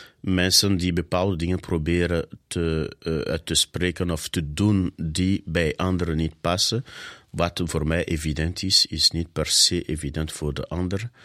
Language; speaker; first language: Dutch; non-native, fluent; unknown